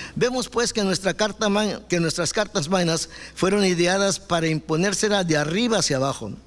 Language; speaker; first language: Spanish; non-native, local second language; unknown